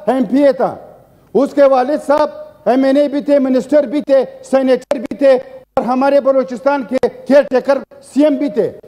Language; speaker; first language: Urdu; non-native, local second language; Pashto